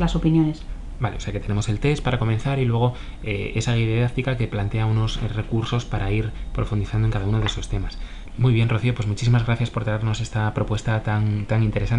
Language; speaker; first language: Spanish; native; Spanish